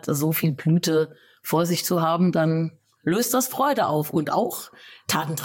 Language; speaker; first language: German; native; German